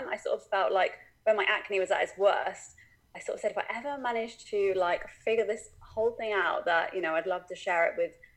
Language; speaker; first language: English; native; English